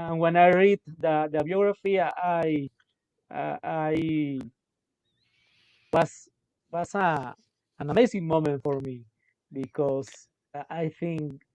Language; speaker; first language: English; non-native, learner; Spanish